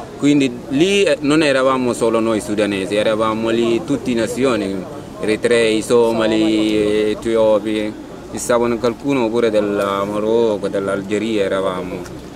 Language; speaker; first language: Italian; non-native, fluent; Arabic